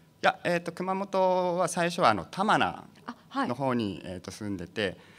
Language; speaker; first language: Japanese; native; Japanese